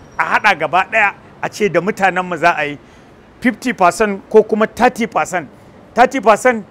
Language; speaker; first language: Hausa; native; Hausa